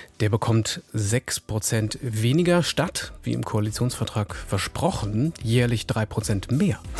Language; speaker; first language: German; native; German